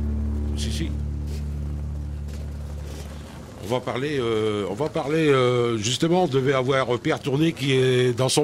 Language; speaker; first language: French; native; French